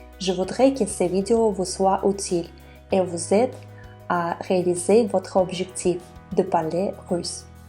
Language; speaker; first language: French; non-native, fluent; Russian